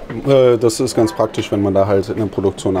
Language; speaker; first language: German; native; German